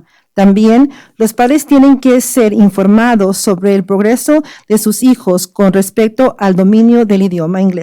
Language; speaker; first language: Spanish; early bilingual, other home language; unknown